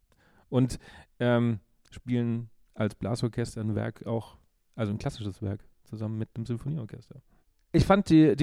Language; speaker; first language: German; native; German